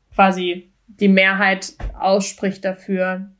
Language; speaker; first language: German; native; German